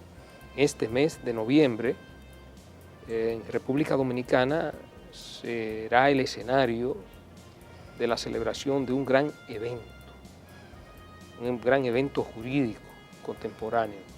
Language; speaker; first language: Spanish; native; Spanish